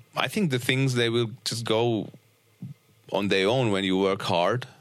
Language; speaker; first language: English; non-native, fluent; Finnish